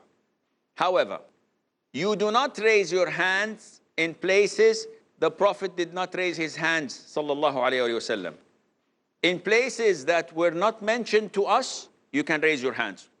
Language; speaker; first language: English; non-native, fluent; Arabic